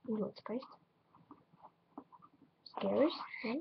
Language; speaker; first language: Latvian; non-native, local second language; Russian